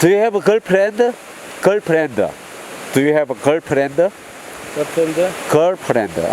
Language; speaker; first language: English; non-native, learner; Korean